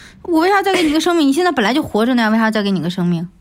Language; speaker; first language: Chinese; native; Chinese